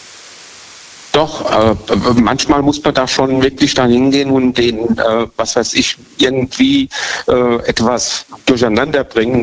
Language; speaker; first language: German; native; German